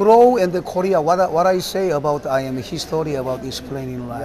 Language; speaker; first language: English; non-native, learner; Korean